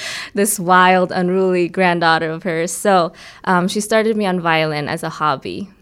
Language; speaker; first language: English; early bilingual, other home language; Korean